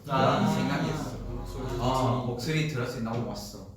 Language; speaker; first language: Korean; non-native, learner; Vietnamese